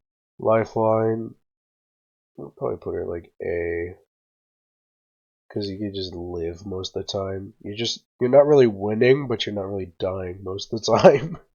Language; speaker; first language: English; native; English